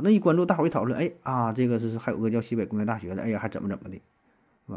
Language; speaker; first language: Chinese; native; Chinese